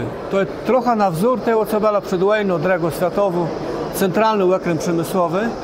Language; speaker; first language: Polish; non-native, local second language; Kashubian